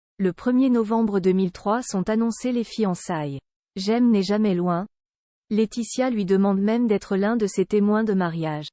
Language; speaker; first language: French; native; French